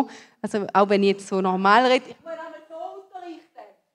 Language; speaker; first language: German; native; German